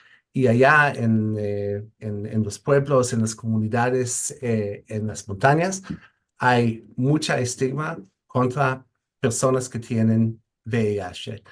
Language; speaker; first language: Spanish; non-native, fluent; English